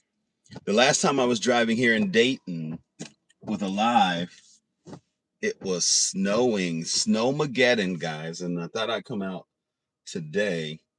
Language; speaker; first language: English; native; English